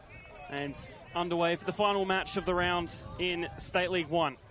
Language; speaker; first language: English; native; English